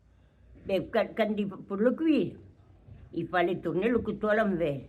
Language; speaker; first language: French; native; French